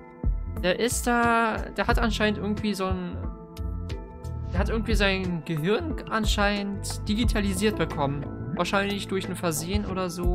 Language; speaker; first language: German; native; German